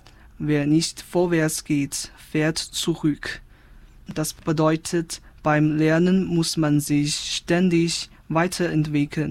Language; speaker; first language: German; non-native, fluent; Chinese